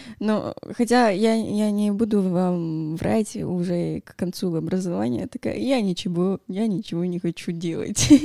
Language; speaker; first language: Russian; non-native, fluent; Spanish